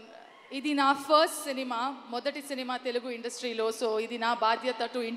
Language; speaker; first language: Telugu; non-native, learner; Kannada